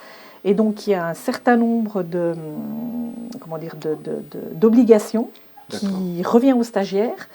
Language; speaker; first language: French; native; French